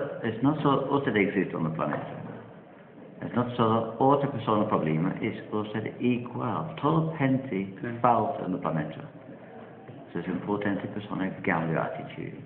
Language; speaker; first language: Spanish; non-native, learner; English